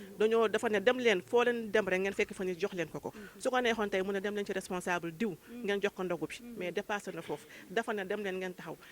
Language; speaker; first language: Wolof; native; Wolof